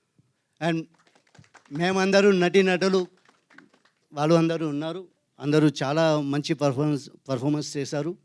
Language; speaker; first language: Telugu; non-native, learner; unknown